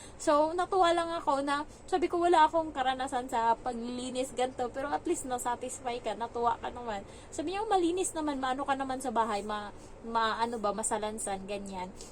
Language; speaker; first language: Filipino; native; Filipino